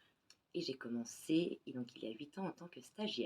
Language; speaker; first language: French; native; French